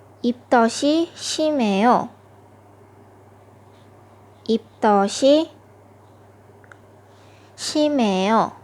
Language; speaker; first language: Korean; non-native, fluent; Thai